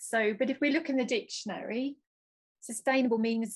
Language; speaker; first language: English; native; English